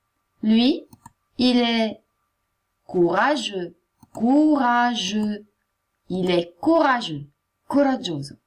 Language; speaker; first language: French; non-native, fluent; Italian